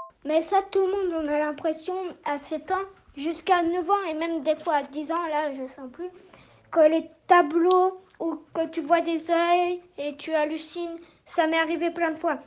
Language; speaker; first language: French; native; French